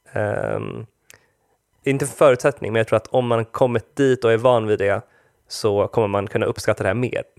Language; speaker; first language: Swedish; early bilingual, other home language; Spanish